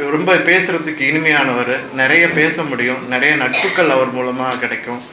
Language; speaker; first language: Tamil; native; Tamil